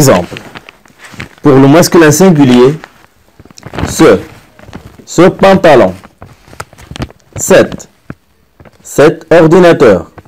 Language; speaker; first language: French; non-native, local second language; Arabic